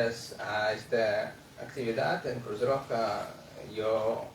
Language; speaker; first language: Spanish; non-native, fluent; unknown